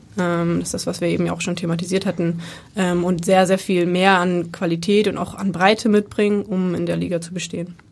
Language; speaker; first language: German; native; German